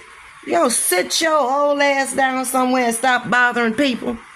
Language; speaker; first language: English; native; English